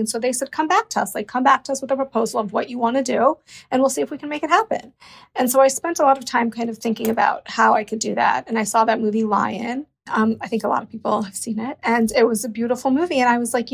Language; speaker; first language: English; native; English